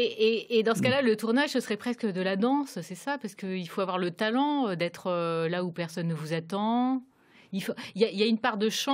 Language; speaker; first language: French; native; French